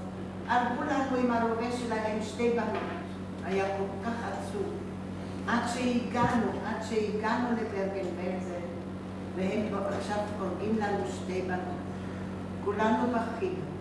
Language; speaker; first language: Hebrew; non-native, fluent; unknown